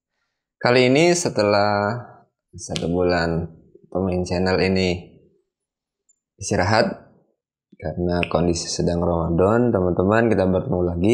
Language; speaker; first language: Indonesian; native; Indonesian